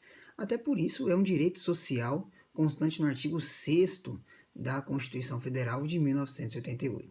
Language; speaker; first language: Portuguese; native; Portuguese